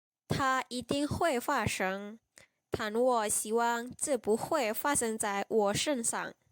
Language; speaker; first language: Chinese; non-native, learner; Indonesian